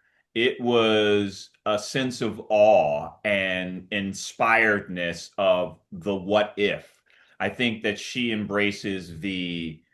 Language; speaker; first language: English; native; English